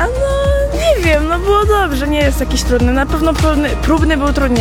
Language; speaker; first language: Polish; native; Polish